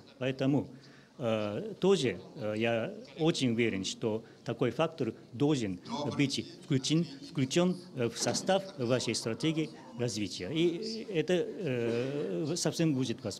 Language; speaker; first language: Russian; non-native, learner; Japanese